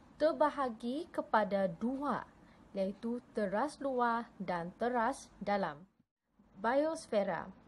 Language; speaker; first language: Malay; non-native, local second language; Chinese